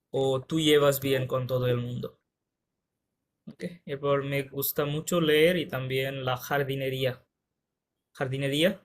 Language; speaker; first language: Spanish; non-native, fluent; Bangla